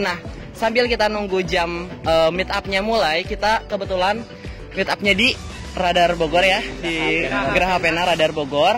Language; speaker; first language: Indonesian; native; Indonesian